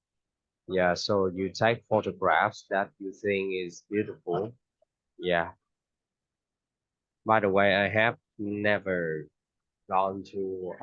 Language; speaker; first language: English; non-native, fluent; Vietnamese